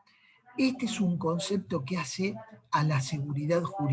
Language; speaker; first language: Spanish; native; Spanish